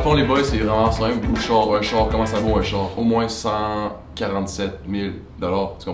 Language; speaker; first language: French; native; French